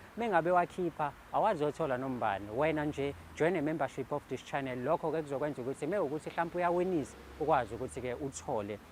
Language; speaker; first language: Zulu; native; Zulu